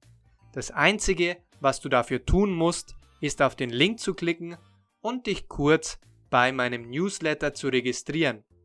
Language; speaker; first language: German; native; German